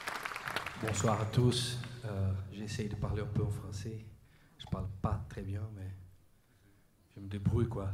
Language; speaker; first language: French; non-native, learner; Portuguese